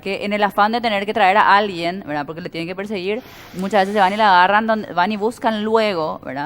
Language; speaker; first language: Spanish; native; Spanish